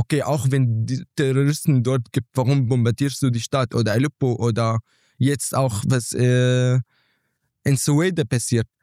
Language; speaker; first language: German; non-native, fluent; Arabic